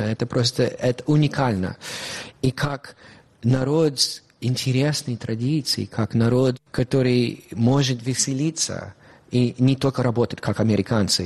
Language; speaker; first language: Russian; non-native, fluent; English